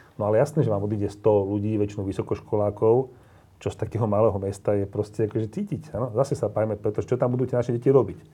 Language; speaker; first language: Slovak; native; Slovak